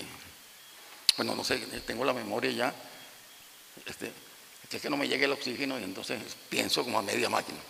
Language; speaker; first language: Spanish; native; Spanish